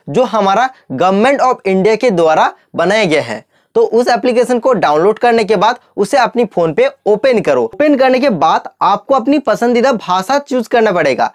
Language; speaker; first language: Hindi; non-native, local second language; Bangla